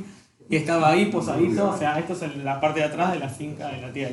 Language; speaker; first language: Spanish; native; Spanish